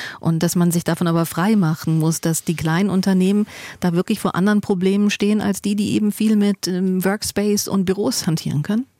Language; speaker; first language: German; native; German